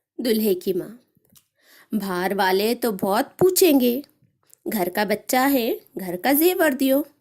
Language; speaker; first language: Urdu; native; Urdu